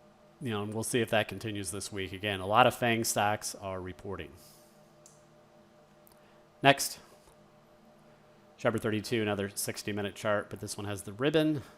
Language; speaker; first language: English; native; English